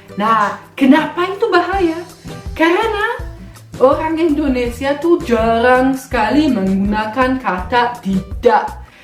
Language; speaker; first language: Indonesian; non-native, fluent; German